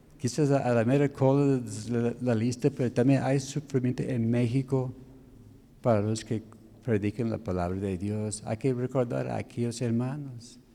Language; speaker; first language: Spanish; non-native, fluent; English